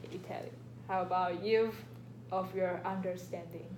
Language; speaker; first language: English; non-native, learner; Chinese